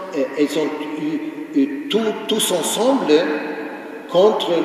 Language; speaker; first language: French; non-native, fluent; Ukrainian